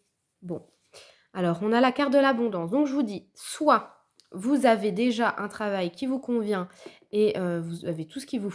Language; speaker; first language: French; native; French